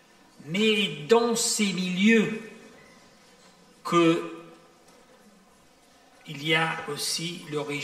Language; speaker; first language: French; non-native, fluent; Italian